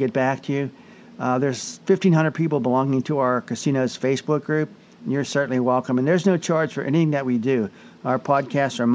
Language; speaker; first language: English; native; English